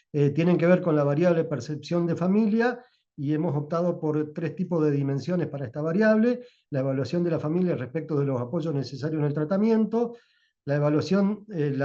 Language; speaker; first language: Spanish; native; Spanish